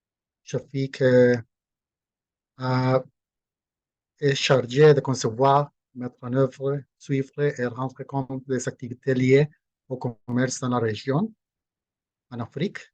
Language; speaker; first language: French; non-native, fluent; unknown